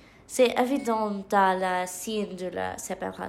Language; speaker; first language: French; non-native, learner; English